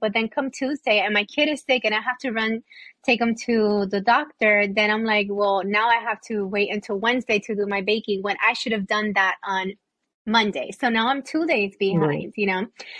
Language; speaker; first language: English; non-native, fluent; Spanish